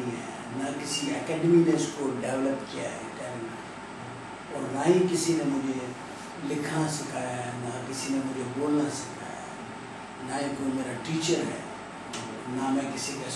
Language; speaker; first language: Urdu; native; Urdu